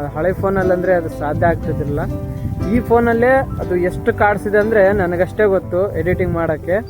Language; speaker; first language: Kannada; non-native, local second language; Lambadi